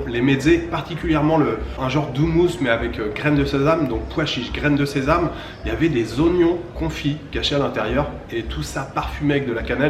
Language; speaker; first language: French; native; French